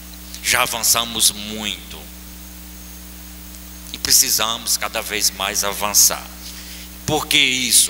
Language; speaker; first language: Portuguese; native; Portuguese